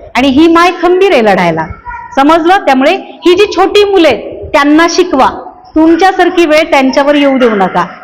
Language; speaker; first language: Marathi; native; Marathi